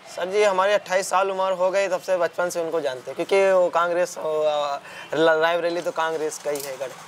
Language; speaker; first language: Hindi; native; Hindi